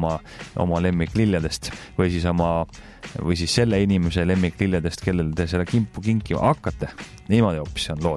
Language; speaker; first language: Estonian; native; Estonian